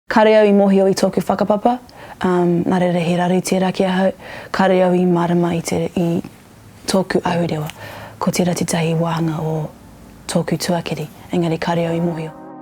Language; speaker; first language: Māori; non-native, local second language; English